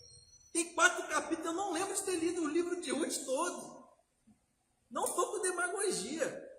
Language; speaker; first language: Portuguese; native; Portuguese